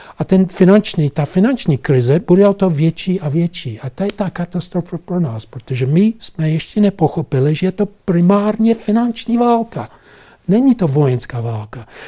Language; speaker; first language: Czech; non-native, fluent; English